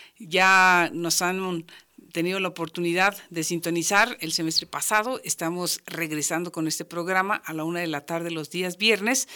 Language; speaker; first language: Spanish; native; Spanish